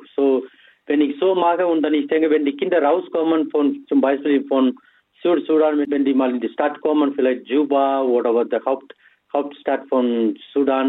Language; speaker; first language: German; non-native, fluent; Tamil